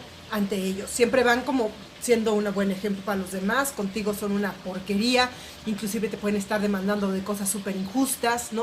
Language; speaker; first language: Spanish; native; Spanish